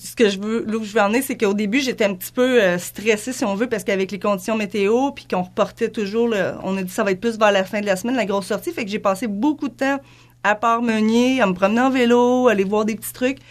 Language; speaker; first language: French; native; French